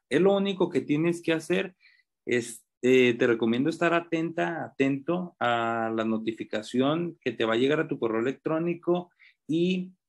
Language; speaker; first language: Spanish; native; Spanish